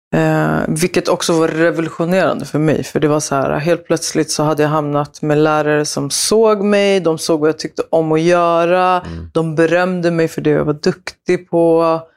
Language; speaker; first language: Swedish; early bilingual, other home language; Spanish